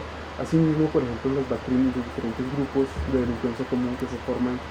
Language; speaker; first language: Spanish; native; Spanish